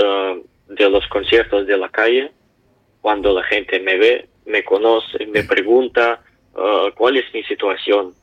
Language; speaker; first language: Spanish; non-native, learner; Ukrainian